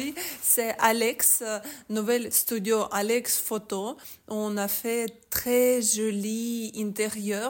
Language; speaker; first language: French; non-native, learner; Ukrainian